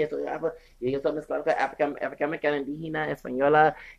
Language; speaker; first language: Spanish; non-native, learner; English